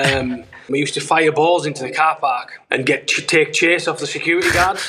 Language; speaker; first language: English; native; English